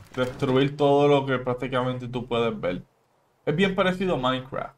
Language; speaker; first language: Spanish; early bilingual, heritage; Spanish